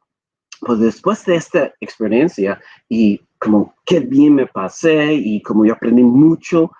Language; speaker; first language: Spanish; non-native, fluent; English